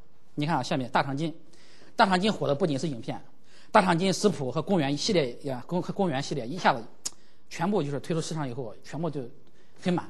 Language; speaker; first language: Chinese; native; Chinese